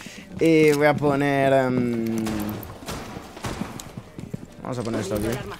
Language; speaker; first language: Spanish; native; Spanish